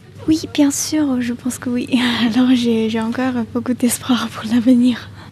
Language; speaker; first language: French; non-native, fluent; Chinese